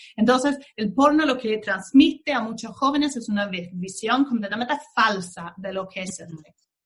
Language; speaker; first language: Spanish; non-native, fluent; Swedish